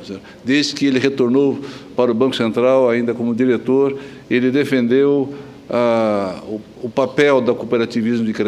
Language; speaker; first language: Portuguese; native; Portuguese